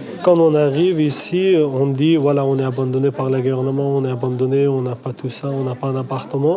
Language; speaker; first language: French; non-native, fluent; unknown